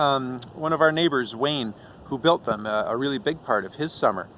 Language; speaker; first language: English; native; English